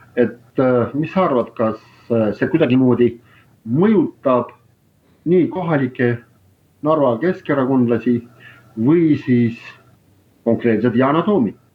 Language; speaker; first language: Estonian; non-native, local second language; Russian